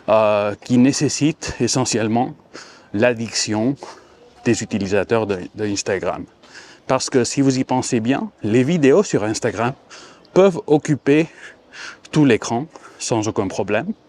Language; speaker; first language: French; non-native, fluent; Spanish